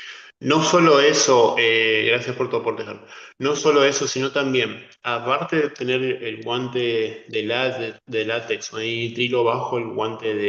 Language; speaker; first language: Spanish; native; Spanish